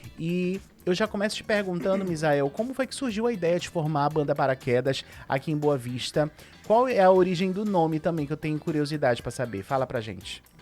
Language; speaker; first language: Portuguese; native; Portuguese